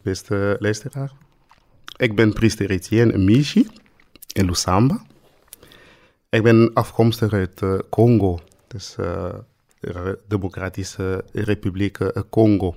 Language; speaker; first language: Dutch; non-native, fluent; Swahili